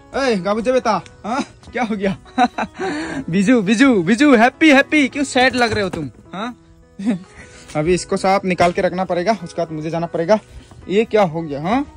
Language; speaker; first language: Hindi; non-native, local second language; Chakma